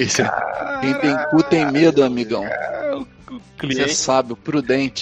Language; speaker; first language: Portuguese; native; Portuguese